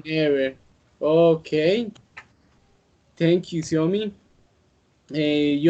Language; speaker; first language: English; non-native, learner; Spanish